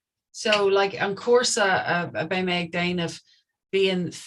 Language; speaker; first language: Irish; non-native, local second language; English